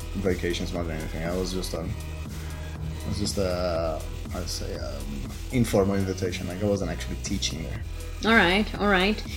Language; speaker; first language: English; non-native, fluent; Portuguese